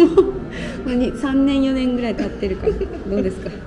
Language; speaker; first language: Japanese; native; Japanese